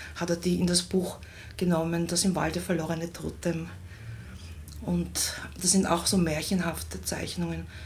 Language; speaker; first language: German; native; German